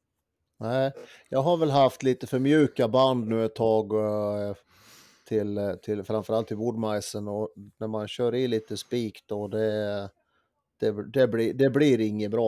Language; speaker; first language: Swedish; native; Swedish